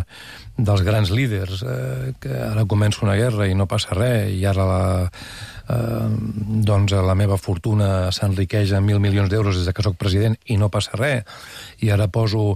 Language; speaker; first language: Catalan; native; Catalan